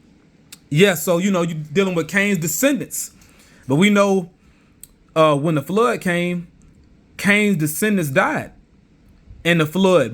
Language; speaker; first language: English; native; English